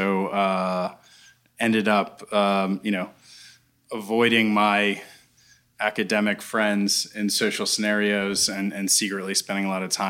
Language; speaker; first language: English; native; English